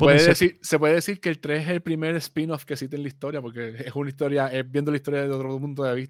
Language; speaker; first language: Spanish; native; Spanish